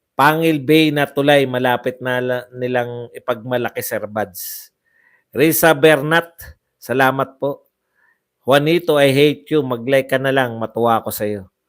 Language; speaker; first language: Filipino; non-native, local second language; Waray